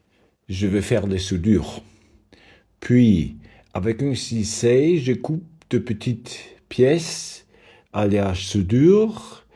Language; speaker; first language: French; non-native, learner; German